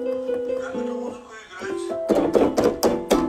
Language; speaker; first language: Russian; native; Russian